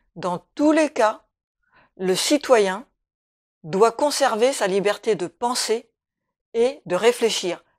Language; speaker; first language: French; native; French